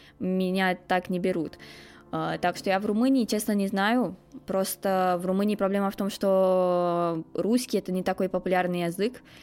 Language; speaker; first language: Russian; non-native, fluent; Romanian